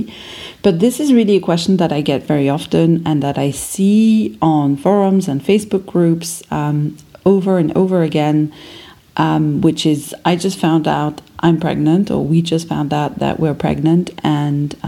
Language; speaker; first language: English; non-native, fluent; French